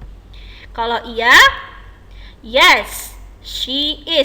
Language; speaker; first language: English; non-native, fluent; Indonesian